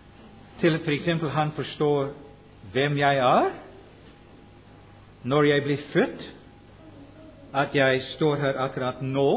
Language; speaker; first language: Norwegian; non-native, fluent; English